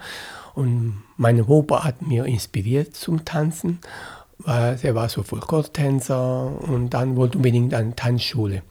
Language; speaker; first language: German; non-native, fluent; Italian